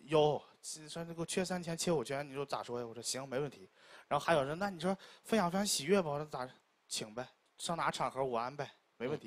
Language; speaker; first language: Chinese; native; Chinese